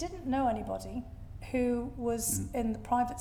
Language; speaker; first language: English; native; English